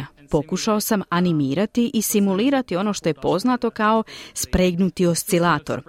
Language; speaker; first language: Serbian; native; Serbian